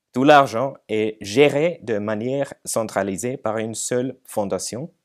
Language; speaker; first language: French; non-native, fluent; Finnish